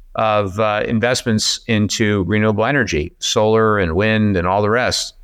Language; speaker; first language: English; native; English